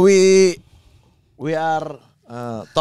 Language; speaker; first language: English; non-native, learner; Indonesian